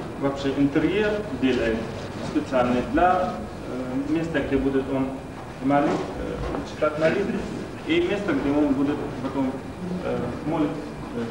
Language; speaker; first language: Russian; non-native, learner; Arabic